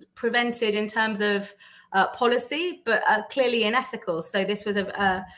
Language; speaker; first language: English; native; English